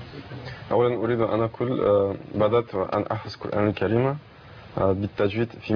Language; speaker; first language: Arabic; non-native, learner; Russian